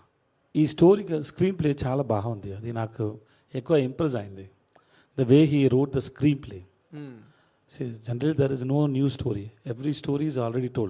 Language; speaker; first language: Telugu; non-native, learner; Tamil